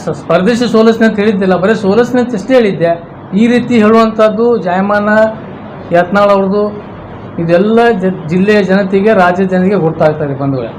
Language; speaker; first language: Kannada; native; Kannada